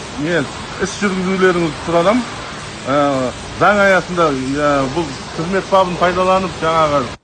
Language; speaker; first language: Kazakh; native; Kazakh